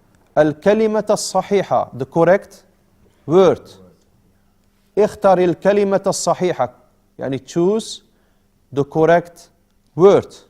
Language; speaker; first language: Arabic; non-native, fluent; English